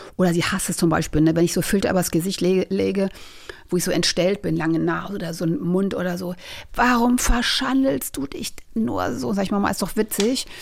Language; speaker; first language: German; native; German